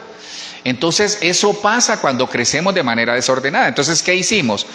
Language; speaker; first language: Spanish; native; Spanish